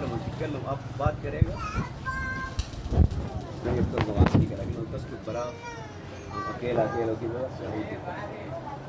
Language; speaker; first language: Hindi; non-native, learner; Arabic